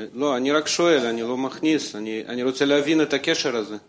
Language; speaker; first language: Hebrew; non-native, fluent; Russian